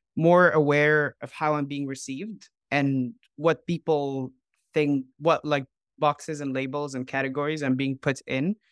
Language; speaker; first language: English; non-native, fluent; Arabic